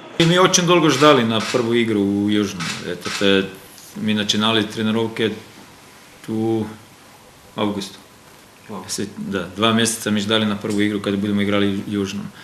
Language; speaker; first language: Russian; non-native, learner; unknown